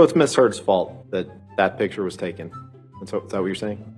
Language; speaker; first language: English; native; English